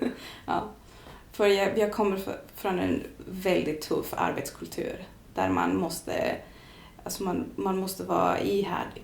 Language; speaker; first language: Swedish; non-native, fluent; Greek